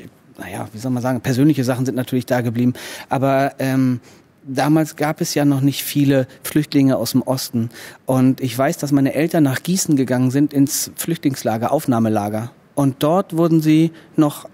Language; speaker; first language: German; native; German